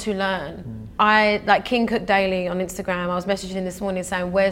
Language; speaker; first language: English; native; English